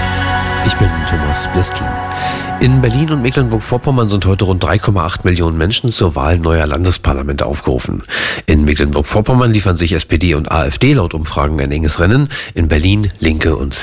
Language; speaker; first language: German; native; German